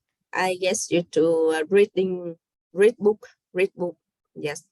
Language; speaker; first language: English; non-native, learner; Vietnamese